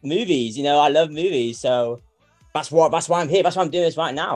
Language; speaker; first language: English; native; English